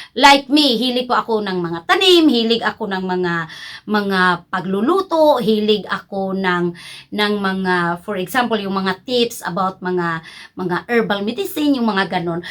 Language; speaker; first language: Filipino; non-native, local second language; Cebuano